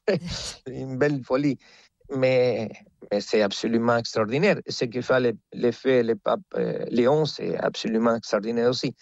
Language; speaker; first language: French; non-native, fluent; Spanish